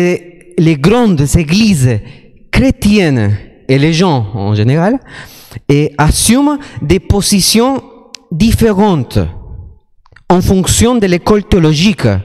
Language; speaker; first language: French; non-native, fluent; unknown